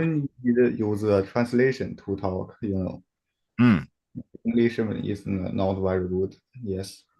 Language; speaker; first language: English; non-native, learner; Chinese